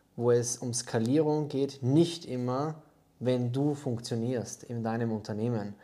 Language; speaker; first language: German; native; German